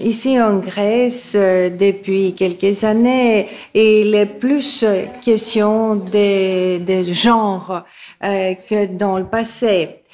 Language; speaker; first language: French; non-native, fluent; Greek